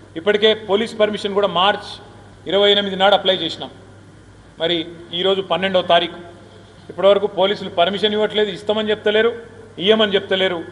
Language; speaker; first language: Telugu; native; Telugu